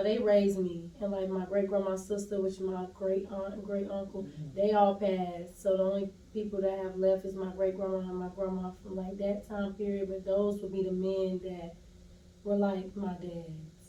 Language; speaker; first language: English; native; English